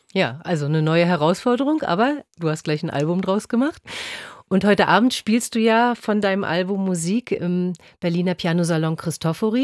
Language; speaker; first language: German; native; German